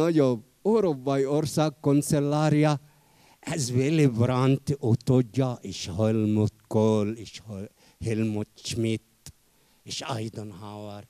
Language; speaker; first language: Hungarian; non-native, fluent; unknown